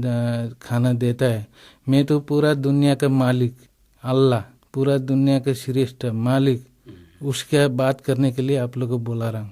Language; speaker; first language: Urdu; non-native, learner; Nepali